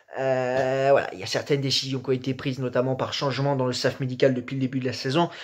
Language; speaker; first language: French; native; French